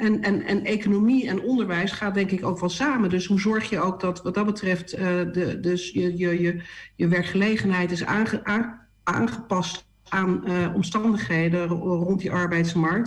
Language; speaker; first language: Dutch; native; Dutch